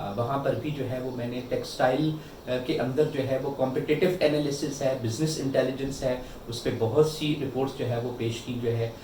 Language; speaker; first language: Urdu; non-native, local second language; Northern Hindko